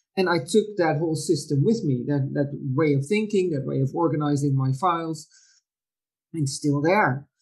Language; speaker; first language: English; non-native, fluent; Dutch